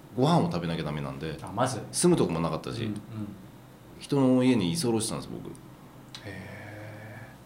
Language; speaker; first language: Japanese; native; Japanese